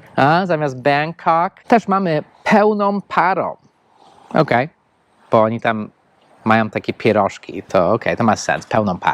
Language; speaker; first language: Polish; non-native, fluent; English